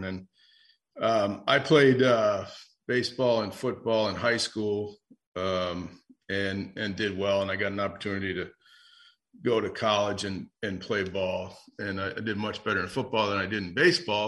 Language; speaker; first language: English; native; English